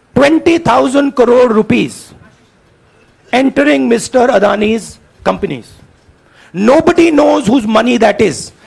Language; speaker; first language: English; non-native, local second language; Hindi